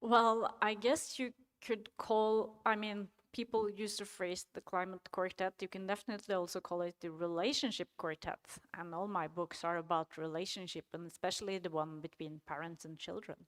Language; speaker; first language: English; non-native, fluent; Norwegian